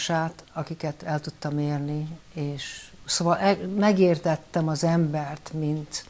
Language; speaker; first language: Hungarian; early bilingual, heritage; Hungarian